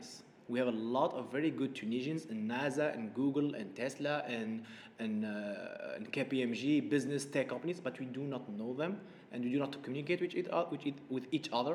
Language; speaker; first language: English; non-native, fluent; Arabic